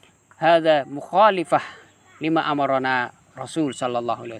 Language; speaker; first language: Arabic; non-native, fluent; Indonesian